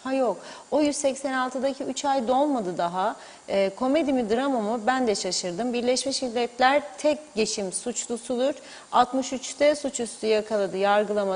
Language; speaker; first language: Turkish; native; Turkish